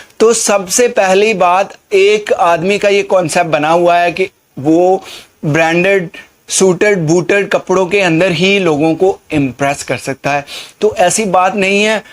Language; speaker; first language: Hindi; non-native, local second language; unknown